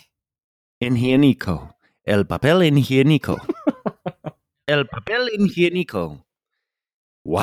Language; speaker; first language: Spanish; non-native, learner; English